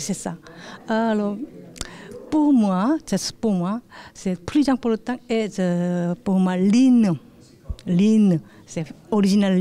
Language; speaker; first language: French; non-native, learner; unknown